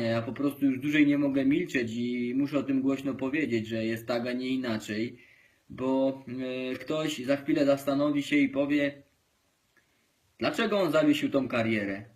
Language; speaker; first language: Polish; native; Polish